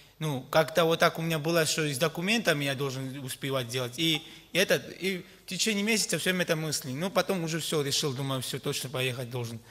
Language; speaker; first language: Russian; non-native, local second language; Georgian